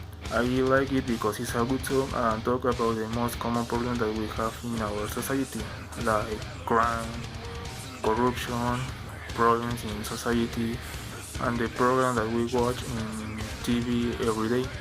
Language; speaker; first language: English; non-native, learner; Spanish